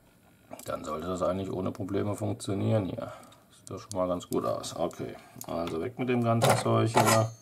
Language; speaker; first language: German; native; German